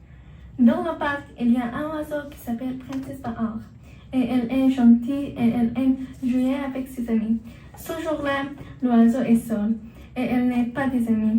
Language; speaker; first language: French; non-native, learner; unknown